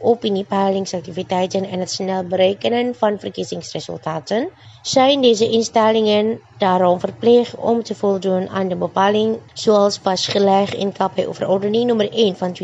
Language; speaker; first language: Dutch; non-native, fluent; Indonesian